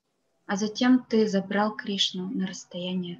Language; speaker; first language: Russian; native; Russian